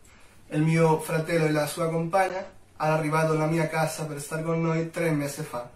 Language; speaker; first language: Italian; non-native, learner; Spanish